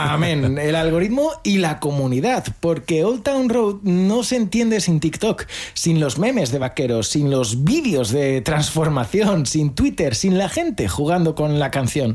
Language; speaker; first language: Spanish; native; Spanish